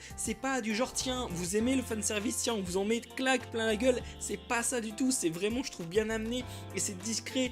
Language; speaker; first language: French; native; French